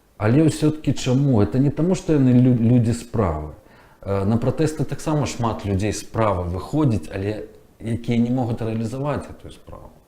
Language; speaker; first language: Belarusian; native; Belarusian